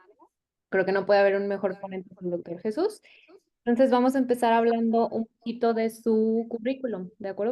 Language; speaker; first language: Spanish; native; Spanish